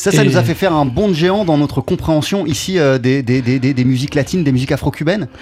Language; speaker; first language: French; native; French